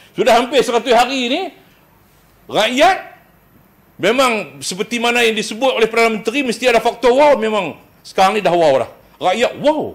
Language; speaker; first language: Malay; native; Malay